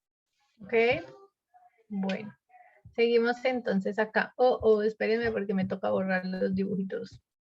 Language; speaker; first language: Spanish; native; Spanish